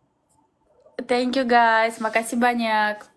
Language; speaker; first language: Indonesian; non-native, learner; Russian